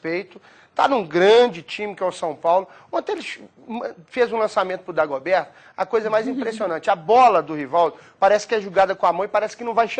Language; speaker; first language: Portuguese; native; Portuguese